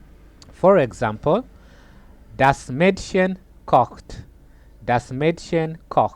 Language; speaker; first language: German; non-native, fluent; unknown